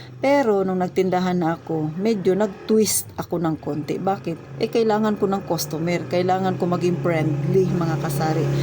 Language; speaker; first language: Filipino; non-native, local second language; Cebuano